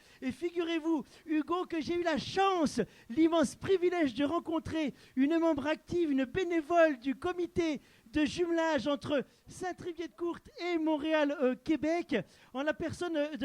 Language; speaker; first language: French; native; French